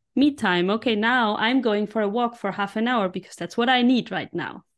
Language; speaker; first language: English; non-native, fluent; German